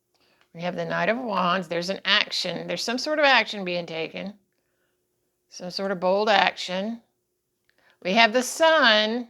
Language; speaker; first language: English; native; English